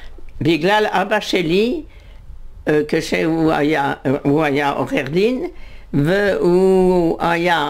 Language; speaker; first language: Hebrew; non-native, fluent; French